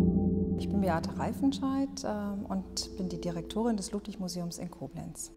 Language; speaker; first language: German; native; German